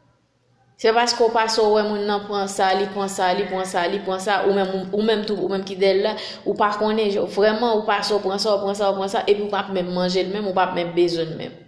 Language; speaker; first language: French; non-native, local second language; Haitian Creole